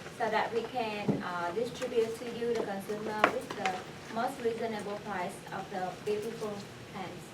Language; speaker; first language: English; non-native, fluent; Vietnamese